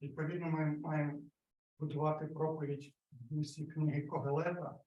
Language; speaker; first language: Ukrainian; native; Ukrainian